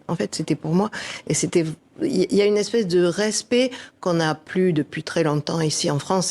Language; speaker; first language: French; native; French